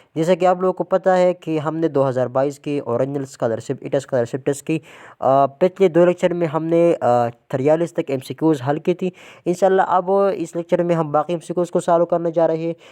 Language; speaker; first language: Urdu; non-native, local second language; Pashto